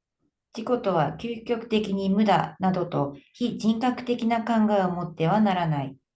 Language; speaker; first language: Japanese; native; Japanese